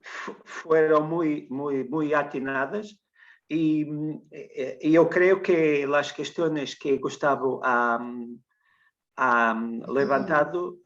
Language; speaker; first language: Spanish; non-native, learner; Portuguese